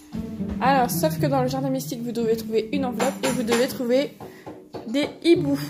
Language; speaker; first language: French; native; French